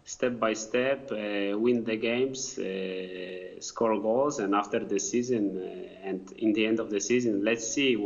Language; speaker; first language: English; non-native, fluent; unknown